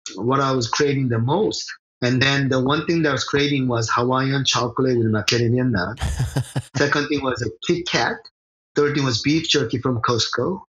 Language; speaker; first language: English; early bilingual, other home language; Korean